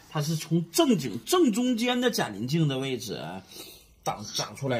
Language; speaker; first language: Chinese; native; Chinese